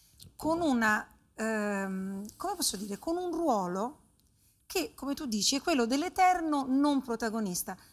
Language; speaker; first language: Italian; native; Italian